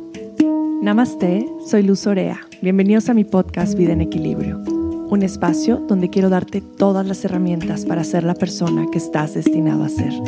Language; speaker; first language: Spanish; native; Spanish